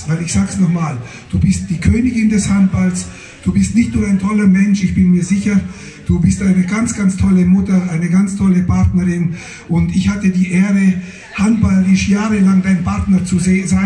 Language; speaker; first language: German; native; German